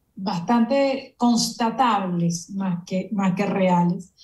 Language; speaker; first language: Spanish; native; Spanish